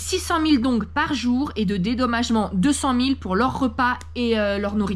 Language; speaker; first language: French; native; French